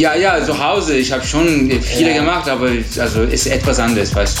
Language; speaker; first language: German; non-native, learner; Turkish